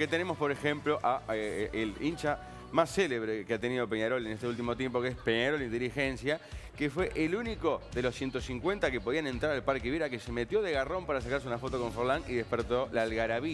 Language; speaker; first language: Spanish; native; Spanish